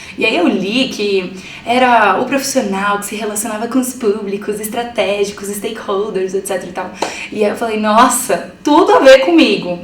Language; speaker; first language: Portuguese; early bilingual, other home language; Spanish